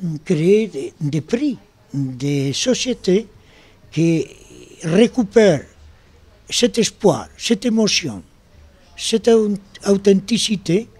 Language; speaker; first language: French; non-native, learner; Spanish